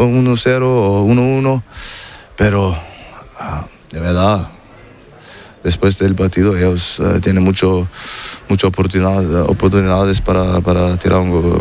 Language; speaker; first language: Spanish; non-native, learner; German